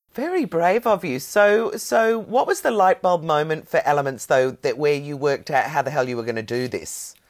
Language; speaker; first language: English; native; English